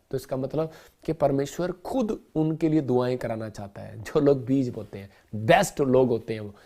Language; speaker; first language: Hindi; non-native, local second language; Punjabi